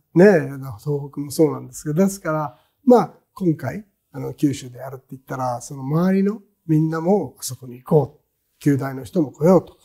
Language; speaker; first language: Japanese; native; Japanese